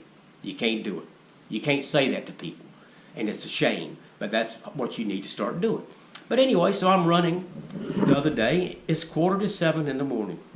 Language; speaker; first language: English; native; English